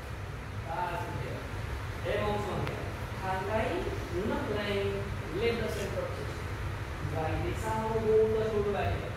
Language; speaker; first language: Vietnamese; non-native, learner; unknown